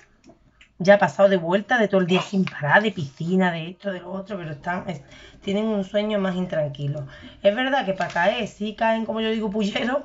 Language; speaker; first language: Spanish; native; Spanish